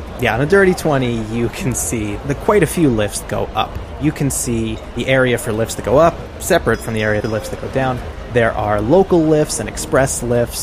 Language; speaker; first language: English; native; English